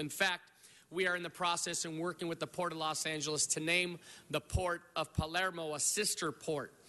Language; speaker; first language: English; native; English